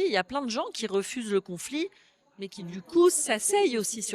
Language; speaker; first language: French; native; French